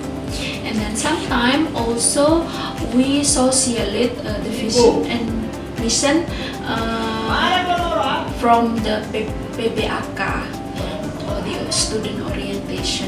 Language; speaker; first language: English; non-native, fluent; Indonesian